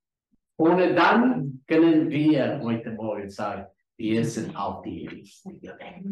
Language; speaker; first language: German; non-native, learner; Afrikaans